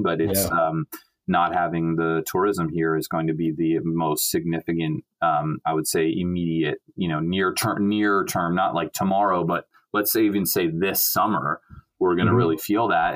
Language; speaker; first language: English; native; English